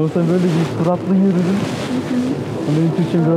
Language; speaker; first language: Turkish; early bilingual, heritage; Turkish